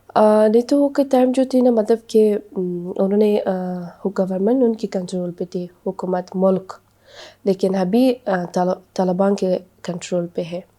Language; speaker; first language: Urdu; non-native, learner; Persian